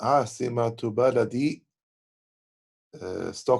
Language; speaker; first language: Arabic; non-native, learner; Swedish